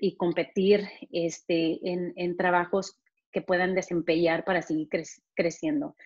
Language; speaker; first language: Spanish; early bilingual, heritage; Spanish